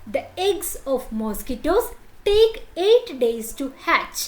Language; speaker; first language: English; non-native, local second language; Malayalam